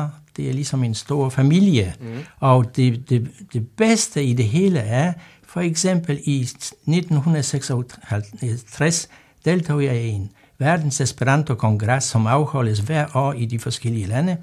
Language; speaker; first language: Danish; non-native, fluent; Polish